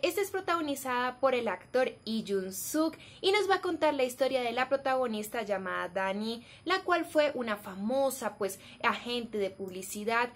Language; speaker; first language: Spanish; native; Spanish